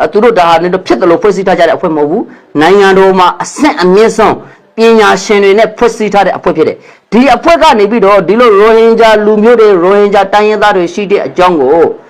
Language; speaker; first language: Burmese; non-native, local second language; Rohingya